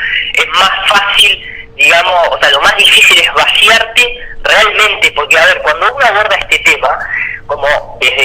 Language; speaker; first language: Spanish; native; Spanish